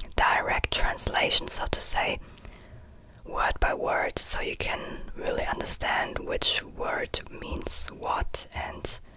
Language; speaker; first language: English; non-native, fluent; German